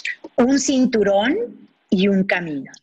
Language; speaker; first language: Spanish; native; Spanish